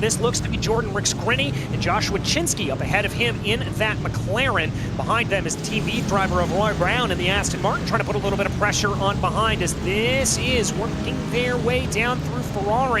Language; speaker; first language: English; native; English